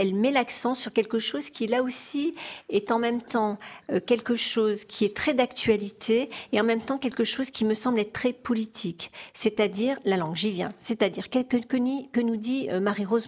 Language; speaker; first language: French; native; French